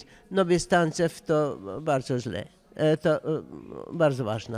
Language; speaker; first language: Polish; non-native, learner; Russian